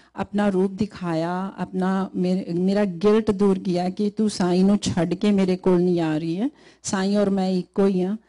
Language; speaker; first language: Hindi; native; Hindi